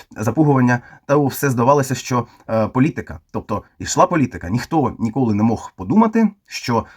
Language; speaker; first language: Ukrainian; non-native, local second language; Russian